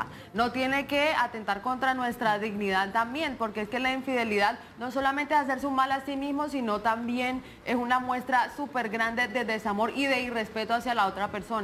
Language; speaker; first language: Spanish; native; Spanish